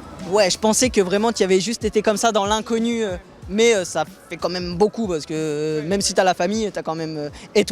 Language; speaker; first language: French; native; French